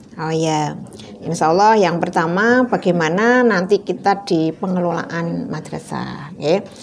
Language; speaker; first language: Indonesian; native; Indonesian